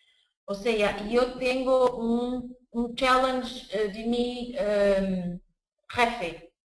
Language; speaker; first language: Spanish; non-native, fluent; Portuguese